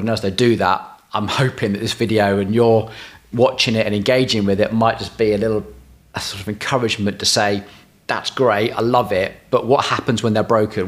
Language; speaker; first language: English; native; English